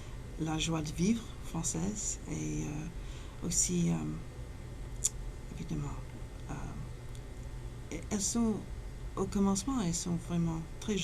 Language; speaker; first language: French; non-native, fluent; English